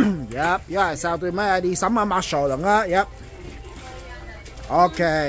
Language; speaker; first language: Vietnamese; early bilingual, heritage; Vietnamese